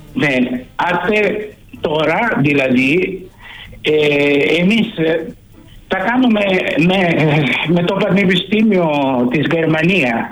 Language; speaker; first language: Greek; non-native, fluent; Italian